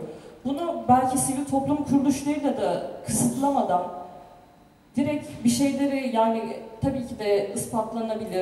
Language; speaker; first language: Turkish; native; Turkish